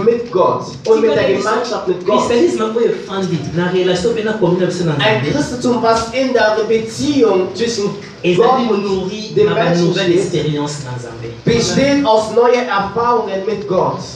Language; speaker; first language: German; non-native, learner; French